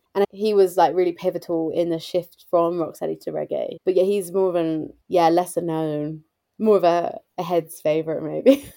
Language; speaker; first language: English; native; English